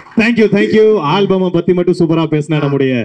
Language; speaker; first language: Tamil; native; Tamil